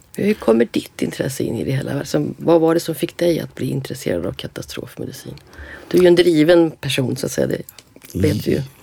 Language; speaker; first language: Swedish; native; Swedish